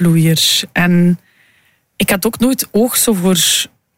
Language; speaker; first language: Dutch; non-native, fluent; Russian